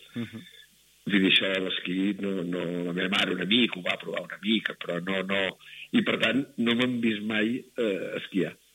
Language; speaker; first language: Catalan; native; Catalan